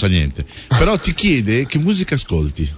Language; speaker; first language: Italian; native; Italian